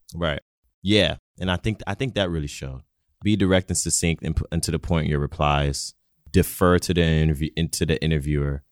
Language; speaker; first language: English; non-native, local second language; Yoruba